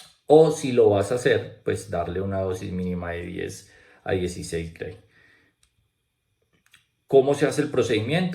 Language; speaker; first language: Spanish; native; Spanish